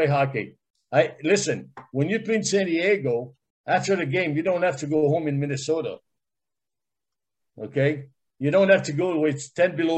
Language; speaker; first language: English; native; English